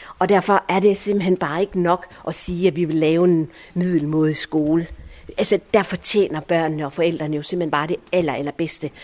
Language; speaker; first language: Danish; early bilingual, other home language; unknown